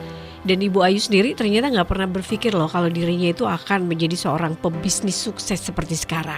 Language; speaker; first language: Indonesian; native; Indonesian